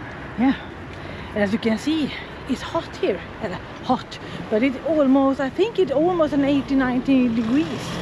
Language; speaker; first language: English; non-native, fluent; Swedish